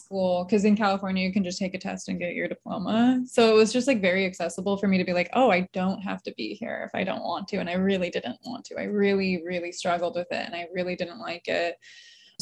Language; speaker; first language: English; native; English